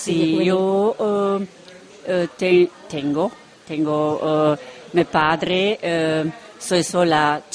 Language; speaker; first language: Spanish; non-native, learner; Romanian